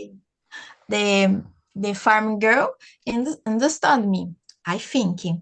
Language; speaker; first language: English; non-native, learner; Portuguese